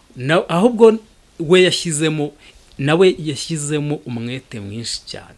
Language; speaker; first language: Kinyarwanda; early bilingual, heritage; Kinyarwanda